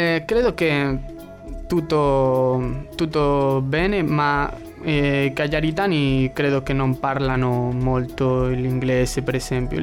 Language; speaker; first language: Italian; non-native, learner; Spanish